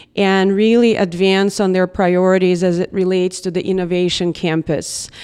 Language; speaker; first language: English; non-native, fluent; Russian